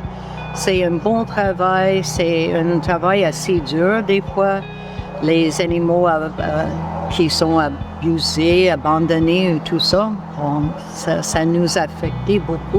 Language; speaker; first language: French; non-native, local second language; English